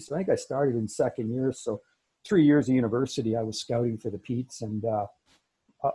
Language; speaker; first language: English; native; English